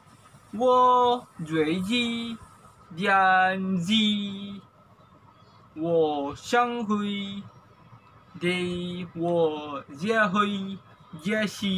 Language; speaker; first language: Chinese; non-native, learner; Malay